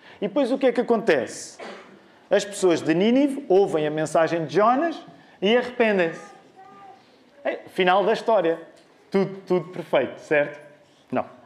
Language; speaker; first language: Portuguese; native; Portuguese